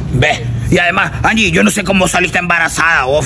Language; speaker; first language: Spanish; native; Spanish